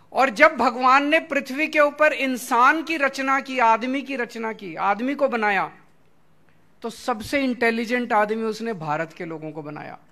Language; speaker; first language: Hindi; native; Hindi